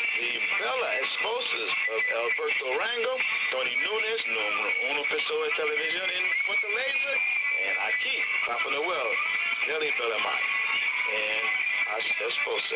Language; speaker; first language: Portuguese; non-native, learner; English